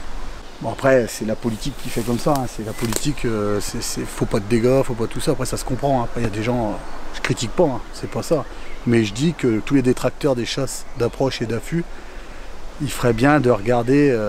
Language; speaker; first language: French; native; French